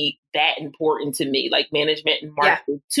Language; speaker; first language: English; native; English